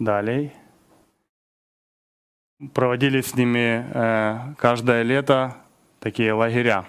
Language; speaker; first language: Polish; non-native, learner; Russian